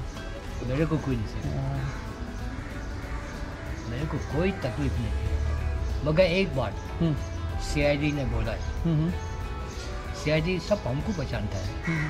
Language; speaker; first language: Hindi; non-native, local second language; Chinese